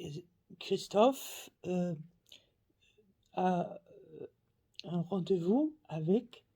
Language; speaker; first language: French; non-native, learner; Faroese